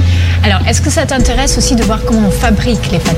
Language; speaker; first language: French; native; French